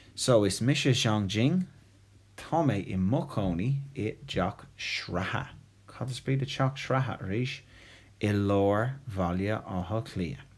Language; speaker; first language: Irish; non-native, local second language; English